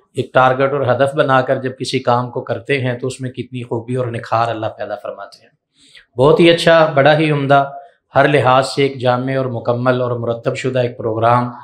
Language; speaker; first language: Urdu; non-native, local second language; Punjabi